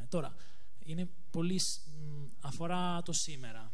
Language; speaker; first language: Greek; early bilingual, other home language; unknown